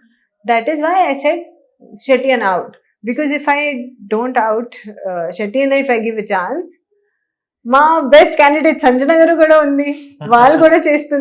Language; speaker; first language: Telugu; non-native, learner; Hindi